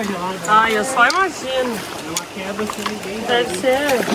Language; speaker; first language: Portuguese; native; Portuguese